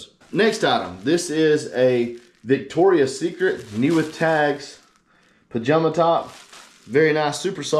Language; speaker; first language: English; native; English